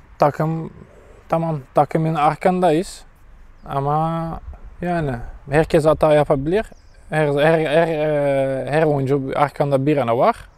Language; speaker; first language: Turkish; non-native, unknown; Dutch